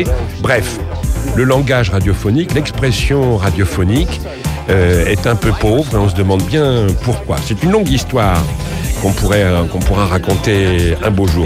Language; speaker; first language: French; native; French